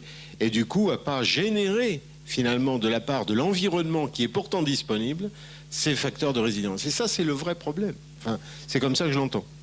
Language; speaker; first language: French; native; French